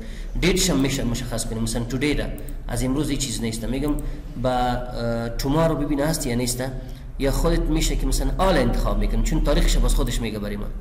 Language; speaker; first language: Persian; non-native, local second language; Pashto